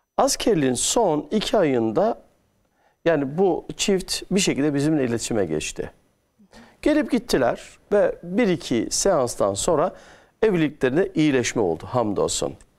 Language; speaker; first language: Turkish; native; Turkish